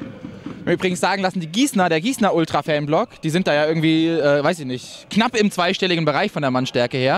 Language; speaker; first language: German; native; German